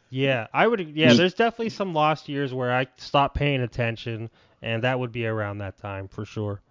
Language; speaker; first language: English; native; English